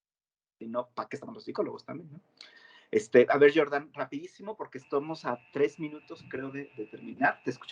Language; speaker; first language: Spanish; native; Spanish